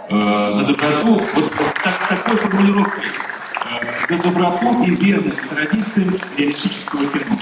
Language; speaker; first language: Russian; native; Russian